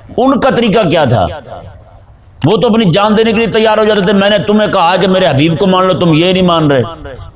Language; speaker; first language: Urdu; non-native, local second language; Punjabi